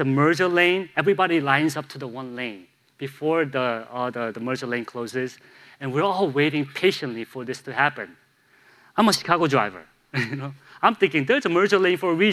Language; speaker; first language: English; native; English